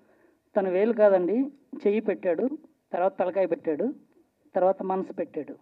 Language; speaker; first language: Telugu; native; Telugu